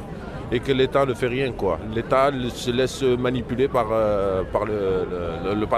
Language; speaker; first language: French; native; French